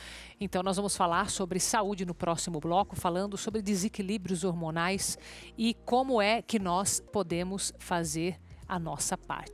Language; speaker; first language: Portuguese; native; Portuguese